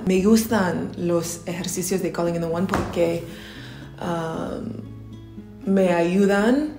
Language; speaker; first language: Spanish; non-native, learner; English